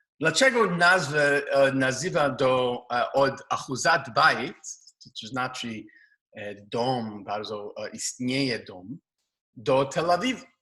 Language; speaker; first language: Polish; non-native, learner; Hebrew